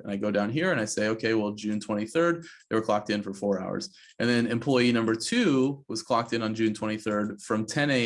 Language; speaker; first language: English; native; English